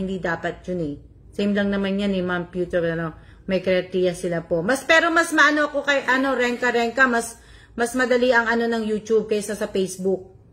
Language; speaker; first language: Filipino; native; Filipino